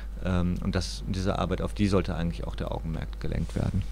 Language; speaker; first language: German; native; German